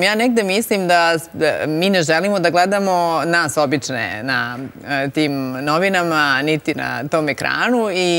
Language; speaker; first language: Serbian; native; Serbian